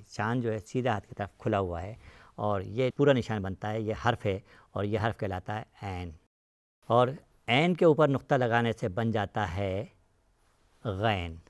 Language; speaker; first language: Hindi; native; Hindi